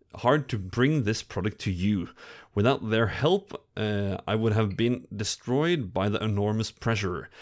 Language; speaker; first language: English; non-native, fluent; Norwegian